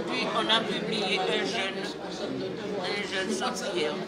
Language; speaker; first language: French; non-native, local second language; Guadeloupean Creole French